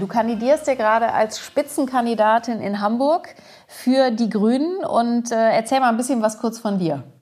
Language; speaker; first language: German; early bilingual, other home language; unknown